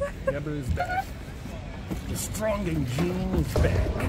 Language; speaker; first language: English; non-native, learner; Italian